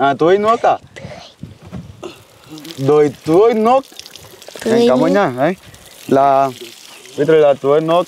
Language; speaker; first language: Vietnamese; non-native, learner; Portuguese